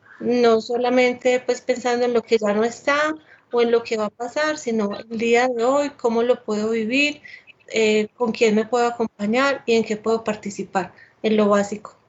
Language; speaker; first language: Spanish; native; Spanish